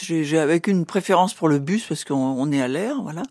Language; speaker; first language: French; native; French